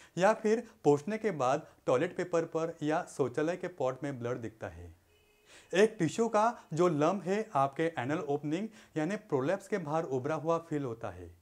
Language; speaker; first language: Hindi; non-native, local second language; Marathi